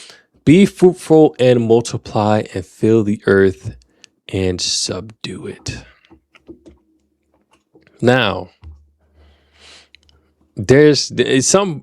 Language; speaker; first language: English; native; English